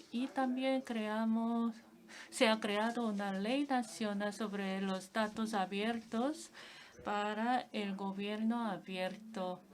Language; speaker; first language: Spanish; non-native, fluent; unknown